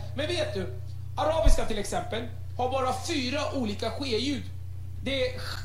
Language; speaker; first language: Swedish; early bilingual, other home language; Arabic